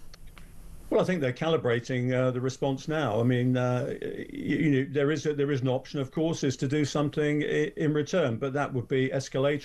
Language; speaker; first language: English; native; English